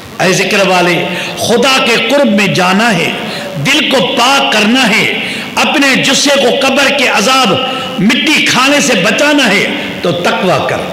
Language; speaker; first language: Urdu; non-native, local second language; Sindhi